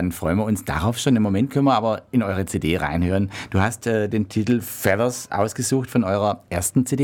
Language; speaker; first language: German; native; German